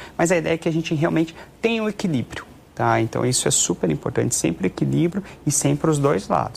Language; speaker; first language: Portuguese; native; Portuguese